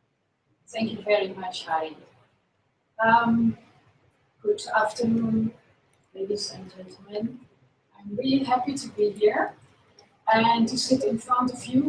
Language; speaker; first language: English; non-native, fluent; Dutch